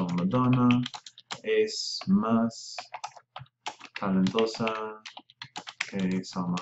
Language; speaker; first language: Spanish; non-native, fluent; English